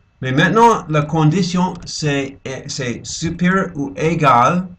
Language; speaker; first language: French; non-native, fluent; English